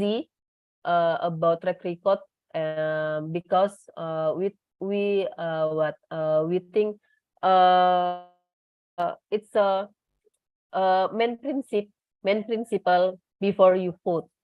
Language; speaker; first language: English; non-native, learner; Indonesian